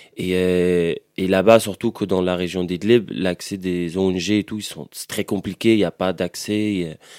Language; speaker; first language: French; non-native, fluent; Arabic